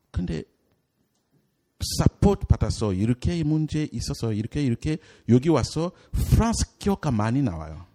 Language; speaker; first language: Korean; non-native, learner; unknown